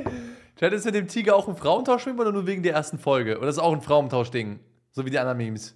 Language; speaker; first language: German; native; German